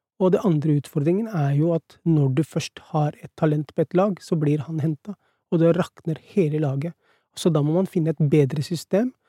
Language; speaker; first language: Norwegian; early bilingual, other home language; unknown